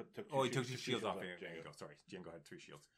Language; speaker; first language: English; native; English